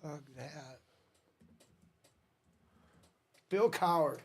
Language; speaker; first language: English; native; English